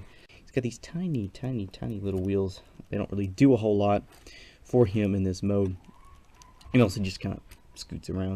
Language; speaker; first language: English; native; English